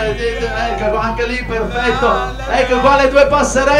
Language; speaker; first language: Italian; native; Italian